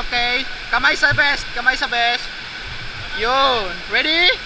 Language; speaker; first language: Filipino; native; Filipino